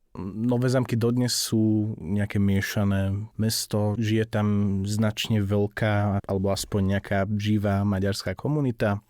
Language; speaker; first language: Slovak; non-native, local second language; Hungarian